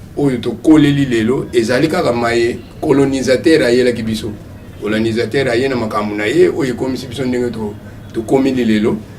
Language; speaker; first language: Lingala; non-native, local second language; Kongo